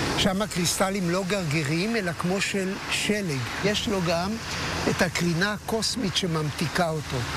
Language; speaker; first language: Hebrew; native; Hebrew